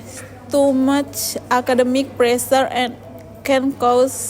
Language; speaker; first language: English; non-native, learner; Indonesian